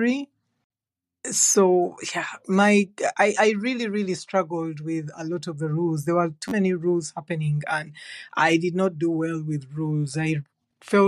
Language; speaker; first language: English; non-native, local second language; Ganda